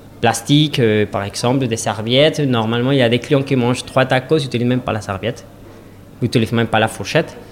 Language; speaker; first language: French; non-native, learner; Spanish